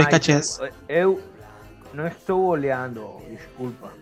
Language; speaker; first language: Portuguese; non-native, learner; Spanish